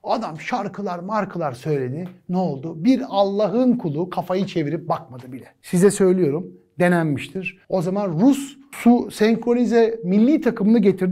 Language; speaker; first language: Turkish; native; Turkish